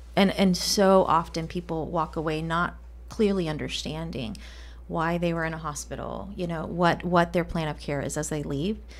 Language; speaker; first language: English; non-native, fluent; Spanish